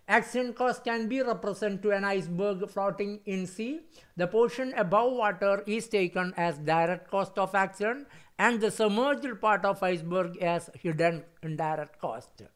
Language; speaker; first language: English; non-native, local second language; Malayalam